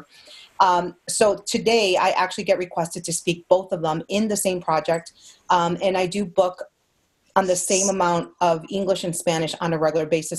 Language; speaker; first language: English; early bilingual, other home language; Spanish